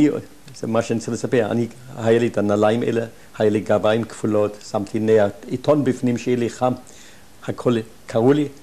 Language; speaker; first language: Hebrew; non-native, fluent; German